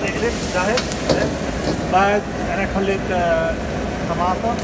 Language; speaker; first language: Arabic; non-native, learner; Urdu